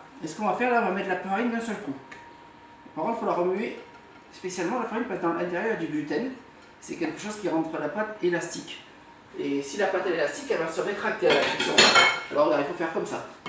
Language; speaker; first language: French; native; French